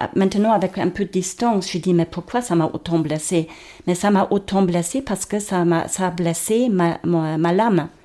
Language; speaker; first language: French; non-native, fluent; German